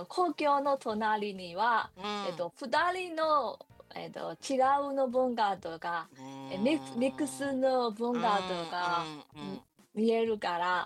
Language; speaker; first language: Japanese; non-native, learner; Burmese